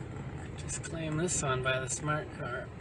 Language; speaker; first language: English; native; English